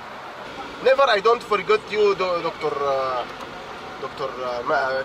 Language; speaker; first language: English; non-native, learner; Arabic